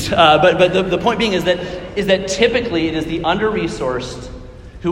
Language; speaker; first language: English; native; English